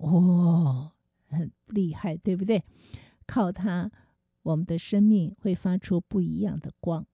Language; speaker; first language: Chinese; native; Chinese